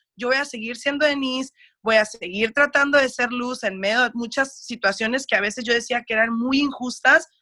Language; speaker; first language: Spanish; early bilingual, heritage; Spanish